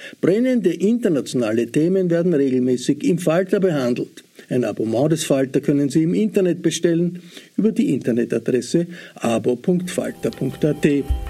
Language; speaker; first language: German; native; German